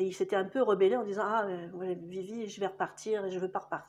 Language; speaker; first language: French; native; French